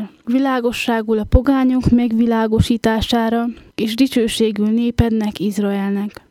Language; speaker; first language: Hungarian; native; Hungarian